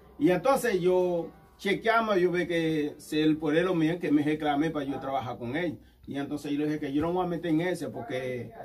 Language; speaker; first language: Spanish; non-native, learner; Haitian Creole